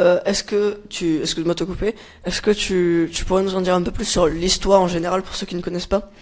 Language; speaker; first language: French; native; French